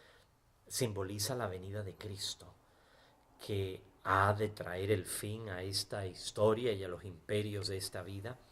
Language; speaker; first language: Spanish; native; Spanish